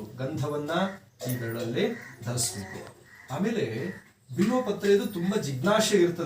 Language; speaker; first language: Kannada; native; Kannada